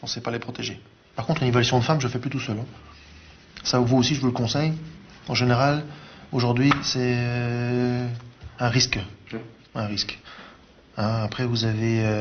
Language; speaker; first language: French; native; French